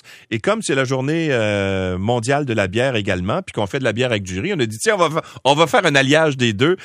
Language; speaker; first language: French; native; French